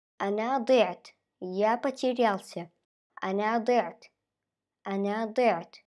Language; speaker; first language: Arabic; non-native, fluent; Russian